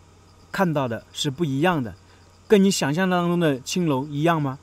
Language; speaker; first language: Chinese; native; Chinese